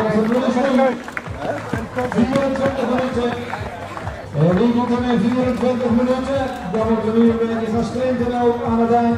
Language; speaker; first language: Dutch; native; Dutch